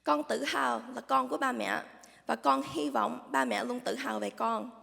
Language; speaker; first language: Vietnamese; early bilingual, heritage; Vietnamese